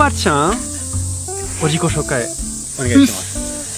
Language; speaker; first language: Japanese; non-native, learner; French